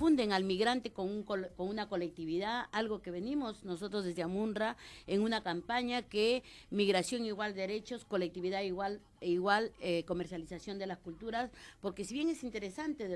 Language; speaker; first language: Spanish; native; Spanish